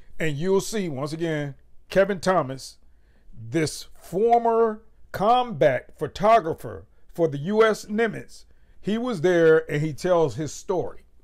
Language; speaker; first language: English; native; English